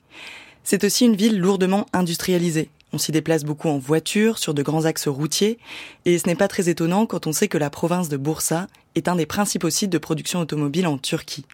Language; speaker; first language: French; native; French